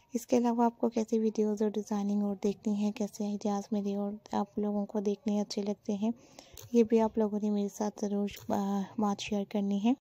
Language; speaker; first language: Hindi; native; Hindi